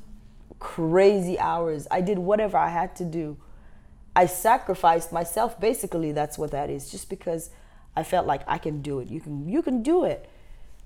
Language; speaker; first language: English; non-native, local second language; Wolof